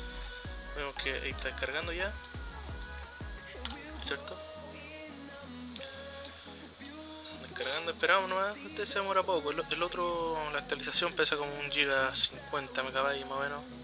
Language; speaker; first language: Spanish; native; Spanish